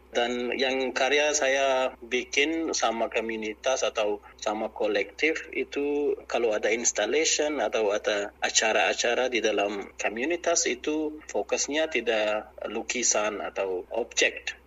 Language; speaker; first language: Indonesian; non-native, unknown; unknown